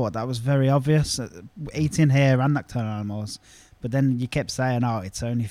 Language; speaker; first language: English; native; English